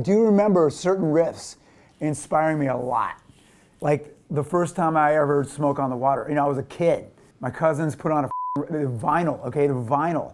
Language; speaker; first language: English; native; English